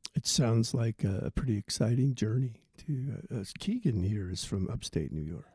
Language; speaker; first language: English; native; English